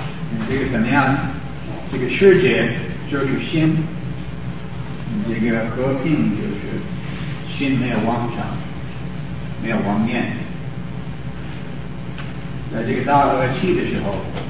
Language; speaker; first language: Chinese; non-native, fluent; English